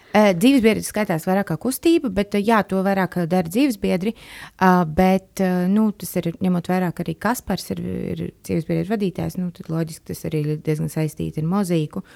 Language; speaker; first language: Latvian; native; Latvian